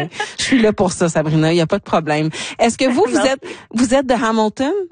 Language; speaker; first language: French; native; French